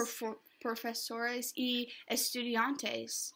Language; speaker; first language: Spanish; non-native, learner; English